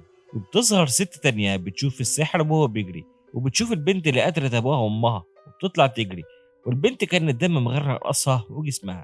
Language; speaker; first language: Arabic; native; Arabic